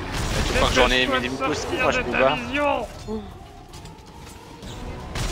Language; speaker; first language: French; native; French